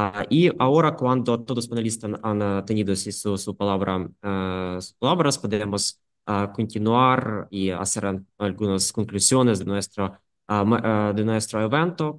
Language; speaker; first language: Spanish; non-native, fluent; Ukrainian